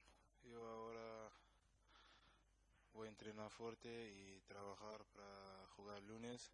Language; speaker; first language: Spanish; non-native, learner; Kabuverdianu